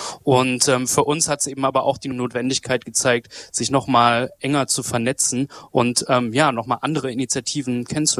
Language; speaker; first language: German; native; German